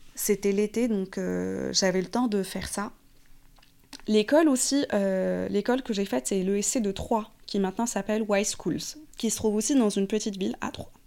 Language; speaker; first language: French; non-native, fluent; Arabic